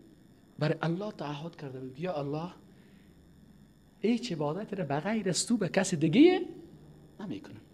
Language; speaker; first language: Persian; native; Persian